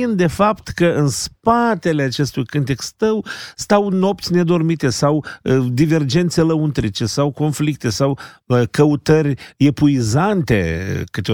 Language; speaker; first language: Romanian; native; Romanian